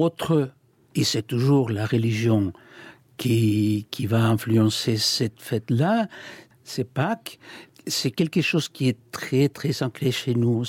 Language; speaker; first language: French; non-native, fluent; Spanish